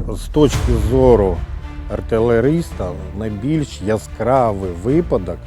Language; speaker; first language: Ukrainian; early bilingual, other home language; Russian